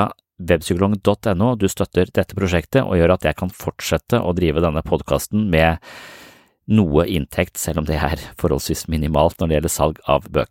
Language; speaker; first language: Norwegian; native; Norwegian